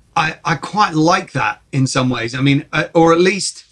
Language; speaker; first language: English; early bilingual, other home language; Czech